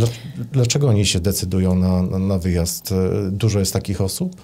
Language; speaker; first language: Polish; native; Polish